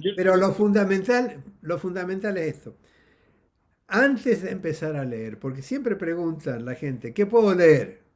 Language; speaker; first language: Spanish; native; Spanish